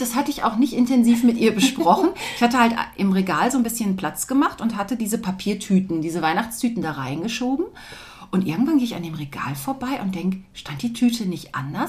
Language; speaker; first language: German; native; German